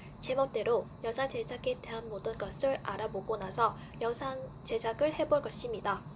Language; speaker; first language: Korean; non-native, fluent; Vietnamese